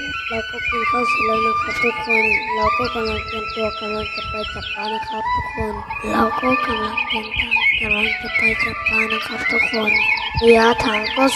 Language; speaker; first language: Thai; non-native, local second language; Lahu